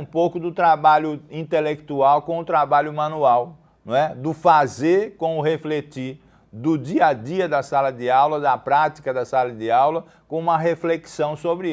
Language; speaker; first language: Portuguese; native; Portuguese